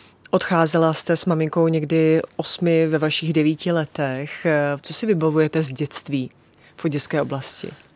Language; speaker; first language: Czech; native; Czech